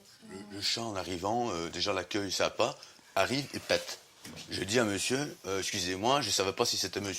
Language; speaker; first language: French; native; French